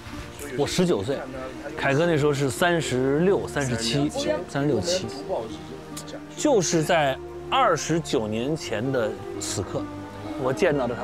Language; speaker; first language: Chinese; native; Chinese